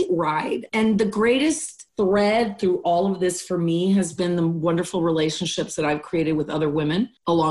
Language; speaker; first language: English; non-native, fluent; Spanish